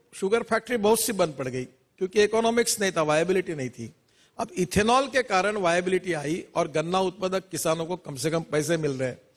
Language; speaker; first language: Hindi; non-native, local second language; Marathi